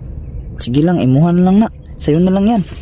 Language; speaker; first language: Filipino; non-native, local second language; Cebuano